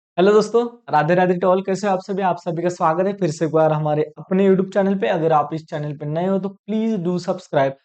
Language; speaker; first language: Hindi; non-native, local second language; Marathi